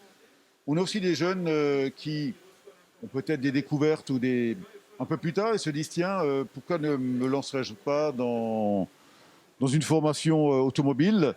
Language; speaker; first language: French; native; French